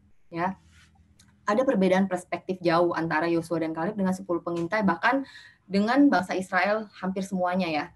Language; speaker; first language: Indonesian; native; Indonesian